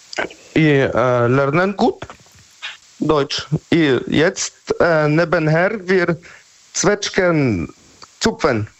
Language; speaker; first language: German; non-native, learner; Polish